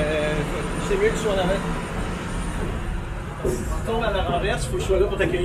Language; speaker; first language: French; native; French